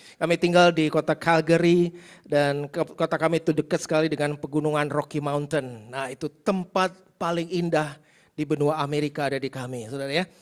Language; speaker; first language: Indonesian; native; Indonesian